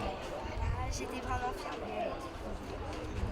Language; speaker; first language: French; early bilingual, other home language; English